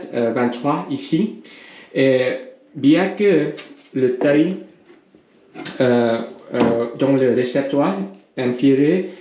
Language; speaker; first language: French; non-native, learner; English